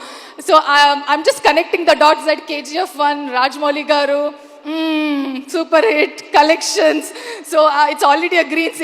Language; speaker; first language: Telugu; non-native, learner; Kannada